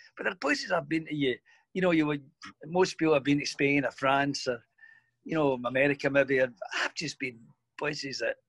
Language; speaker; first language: English; native; English